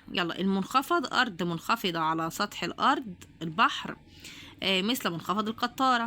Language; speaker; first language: Arabic; native; Arabic